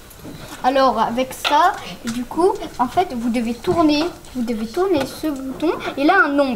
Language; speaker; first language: French; native; French